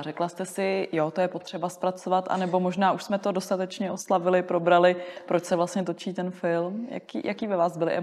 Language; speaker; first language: Czech; native; Czech